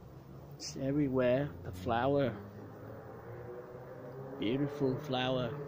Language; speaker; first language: English; non-native, learner; Vietnamese